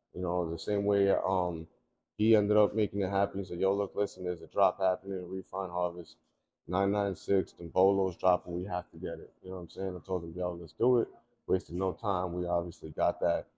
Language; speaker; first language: English; native; English